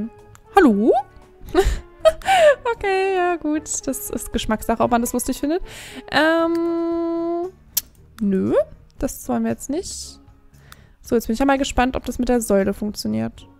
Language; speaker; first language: German; native; German